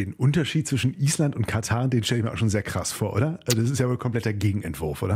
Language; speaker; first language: German; native; German